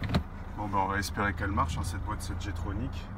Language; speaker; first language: French; native; French